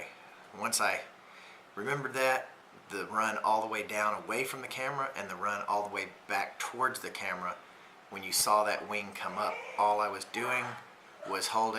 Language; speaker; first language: English; native; English